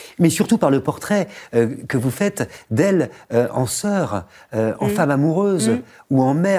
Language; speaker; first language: French; native; French